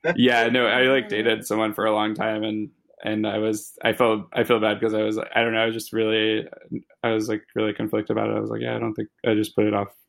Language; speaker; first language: English; native; English